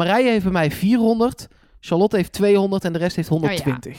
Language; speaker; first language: Dutch; native; Dutch